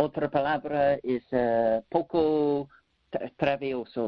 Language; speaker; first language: Spanish; non-native, learner; English